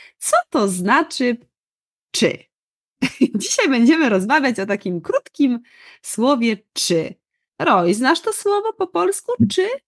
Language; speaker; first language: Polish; native; Polish